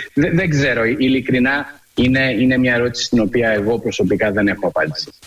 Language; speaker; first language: Greek; early bilingual, heritage; Greek